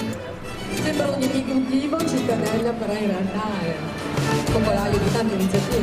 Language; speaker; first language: Italian; native; Italian